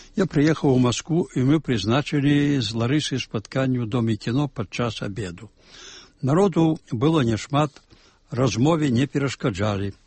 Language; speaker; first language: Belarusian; native; Belarusian